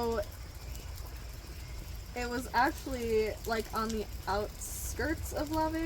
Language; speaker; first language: English; native; English